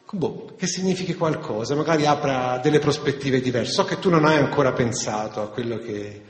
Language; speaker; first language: Italian; native; Italian